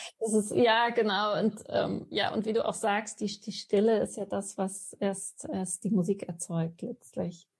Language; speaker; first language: German; early bilingual, other home language; Persian